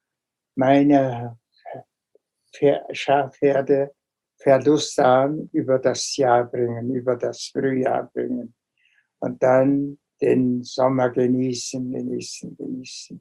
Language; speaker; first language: German; non-native, fluent; Tuvinian